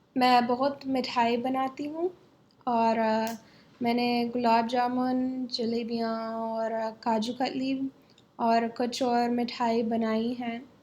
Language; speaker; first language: Hindi; non-native, learner; English